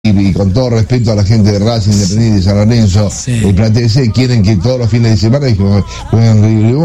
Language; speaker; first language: Spanish; native; Spanish